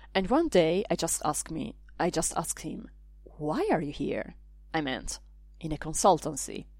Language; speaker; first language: English; non-native, fluent; Italian